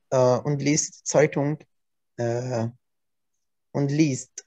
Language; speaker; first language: German; non-native, learner; Arabic